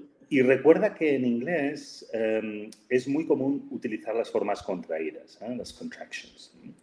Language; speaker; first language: Spanish; native; Spanish